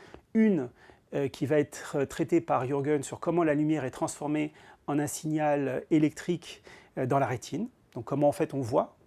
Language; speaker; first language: French; native; French